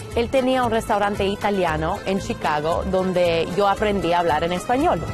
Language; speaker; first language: Spanish; non-native, fluent; Italian